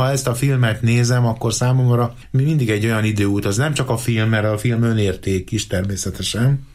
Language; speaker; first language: Hungarian; native; Hungarian